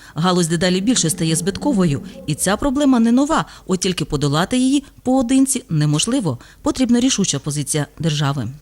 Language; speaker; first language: Ukrainian; native; Ukrainian